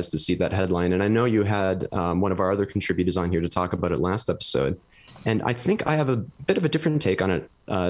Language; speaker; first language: English; native; English